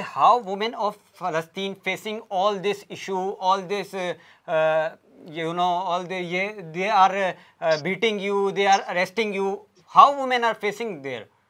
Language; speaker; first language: English; non-native, local second language; Urdu